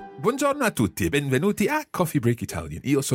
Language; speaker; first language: Italian; non-native, fluent; English